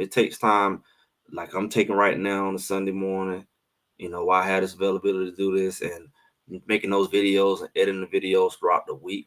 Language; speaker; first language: English; native; English